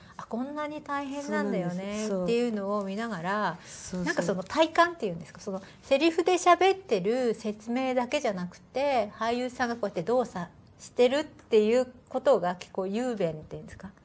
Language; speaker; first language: Japanese; native; Japanese